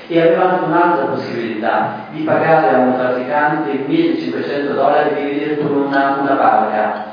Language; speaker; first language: Italian; non-native, fluent; Persian